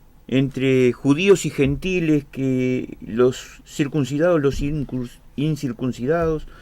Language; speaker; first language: Spanish; native; Spanish